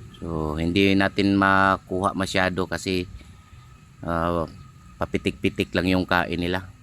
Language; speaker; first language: Filipino; non-native, local second language; Cebuano